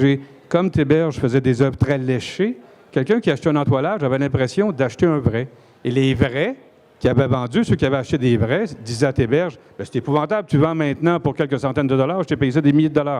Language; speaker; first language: French; native; French